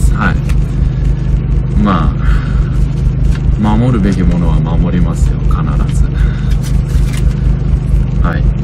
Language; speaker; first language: Japanese; native; Japanese